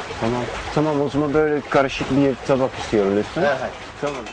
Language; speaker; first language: Turkish; non-native, fluent; Dutch